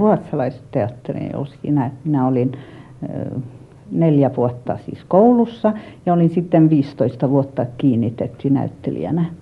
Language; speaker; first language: Finnish; non-native, local second language; Swedish